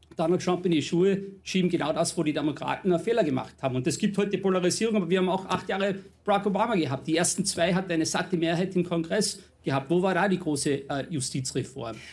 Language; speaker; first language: German; non-native, fluent; English